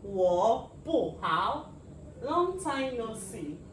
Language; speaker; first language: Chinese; non-native, learner; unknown